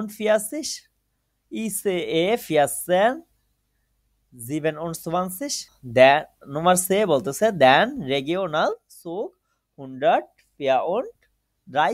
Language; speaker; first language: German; non-native, fluent; Bangla